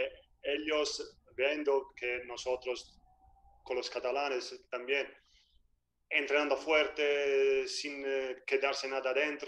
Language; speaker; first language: Spanish; non-native, fluent; Italian